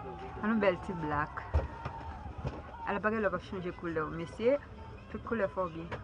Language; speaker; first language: French; non-native, learner; Haitian Creole